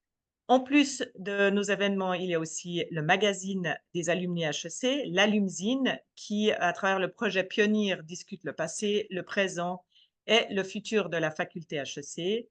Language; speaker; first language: French; native; French